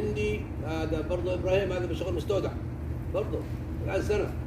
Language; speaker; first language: Arabic; non-native, learner; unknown